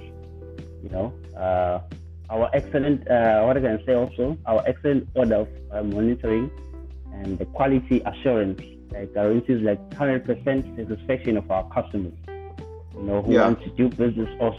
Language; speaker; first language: English; non-native, local second language; Zulu